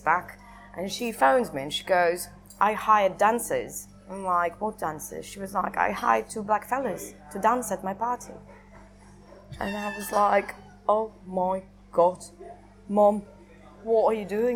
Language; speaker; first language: English; non-native, fluent; Russian